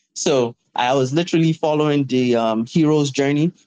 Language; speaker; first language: English; non-native, local second language; Yoruba